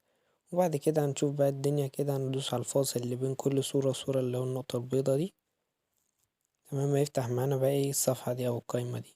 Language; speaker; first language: Arabic; native; Arabic